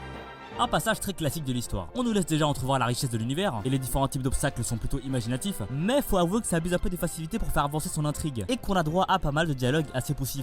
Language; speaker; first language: French; native; French